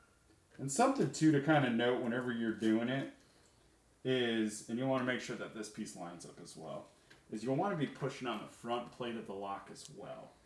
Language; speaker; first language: English; native; English